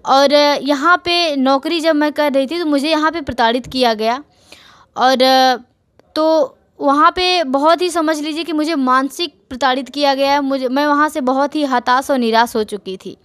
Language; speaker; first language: Hindi; native; Hindi